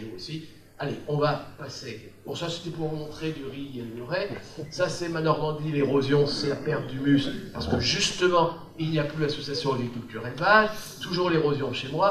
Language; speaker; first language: French; native; French